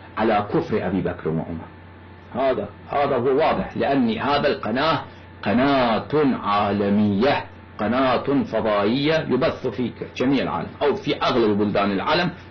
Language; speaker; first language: Arabic; non-native, fluent; Persian